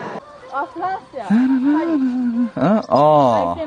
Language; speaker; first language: Korean; non-native, learner; Japanese